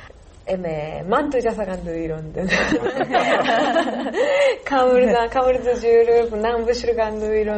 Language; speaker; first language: Kyrgyz; non-native, learner; Japanese